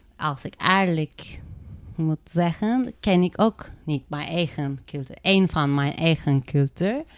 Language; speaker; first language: Dutch; non-native, learner; Turkish